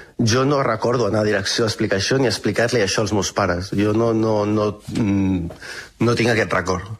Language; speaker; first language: Catalan; native; Catalan